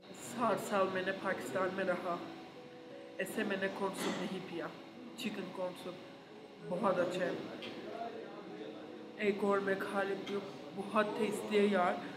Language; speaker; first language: Hindi; non-native, fluent; Turkish